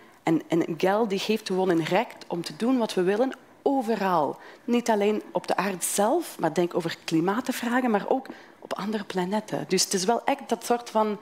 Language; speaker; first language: Dutch; non-native, fluent; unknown